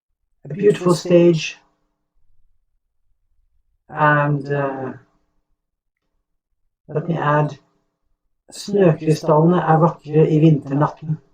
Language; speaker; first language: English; non-native, fluent; Norwegian